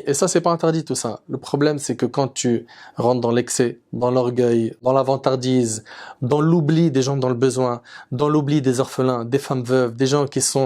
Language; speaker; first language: French; native; French